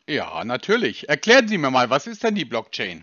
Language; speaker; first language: German; native; German